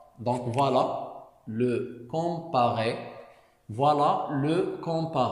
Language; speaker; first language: French; non-native, local second language; Arabic